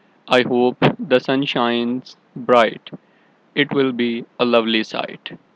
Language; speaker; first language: English; non-native, local second language; Urdu